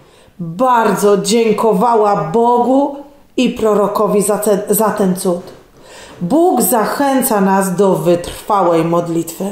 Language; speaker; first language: Polish; native; Polish